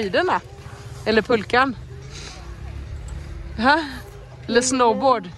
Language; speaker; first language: Swedish; native; Swedish